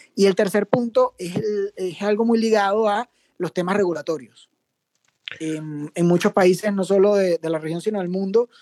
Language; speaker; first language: Spanish; native; Spanish